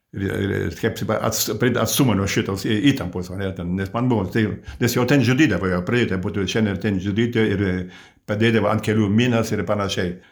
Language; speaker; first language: Lithuanian; early bilingual, heritage; Lithuanian